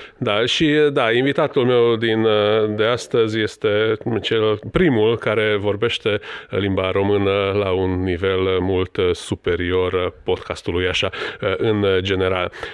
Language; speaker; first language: Romanian; non-native, local second language; Hungarian